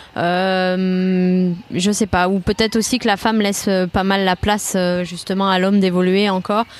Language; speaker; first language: French; native; French